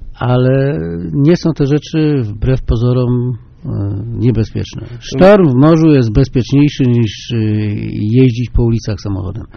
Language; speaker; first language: Polish; native; Polish